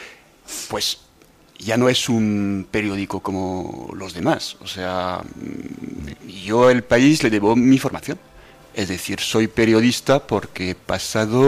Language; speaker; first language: Spanish; non-native, fluent; French